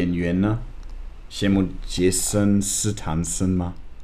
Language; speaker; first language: Chinese; non-native, fluent; English